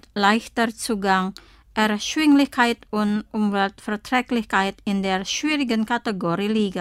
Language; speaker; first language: German; non-native, fluent; Indonesian